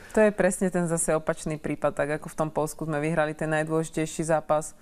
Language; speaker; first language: Slovak; native; Slovak